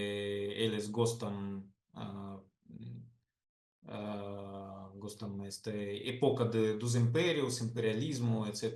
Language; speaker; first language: Portuguese; non-native, fluent; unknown